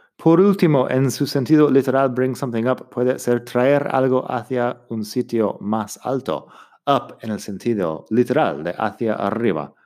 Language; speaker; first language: Spanish; non-native, fluent; English